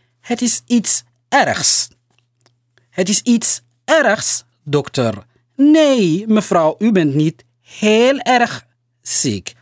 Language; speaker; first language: Dutch; non-native, learner; Somali